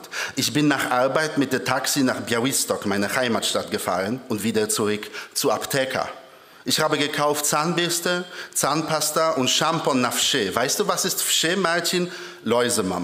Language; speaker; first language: German; early bilingual, other home language; Polish